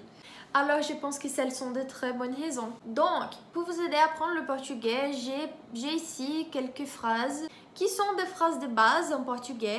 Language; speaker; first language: French; non-native, fluent; Portuguese